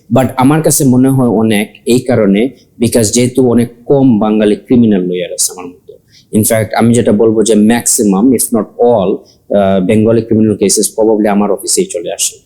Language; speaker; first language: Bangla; early bilingual, heritage; Sylheti